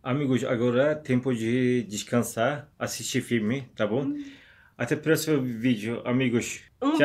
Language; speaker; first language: Portuguese; non-native, learner; Turkish